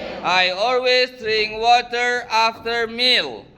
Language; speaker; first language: English; non-native, fluent; Indonesian